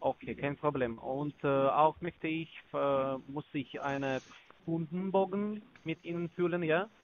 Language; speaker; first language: German; non-native, learner; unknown